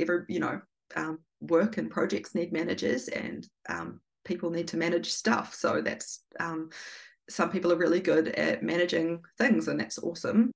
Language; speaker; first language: English; native; English